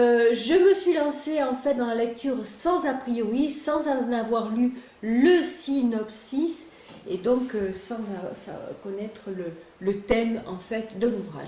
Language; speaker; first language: French; native; French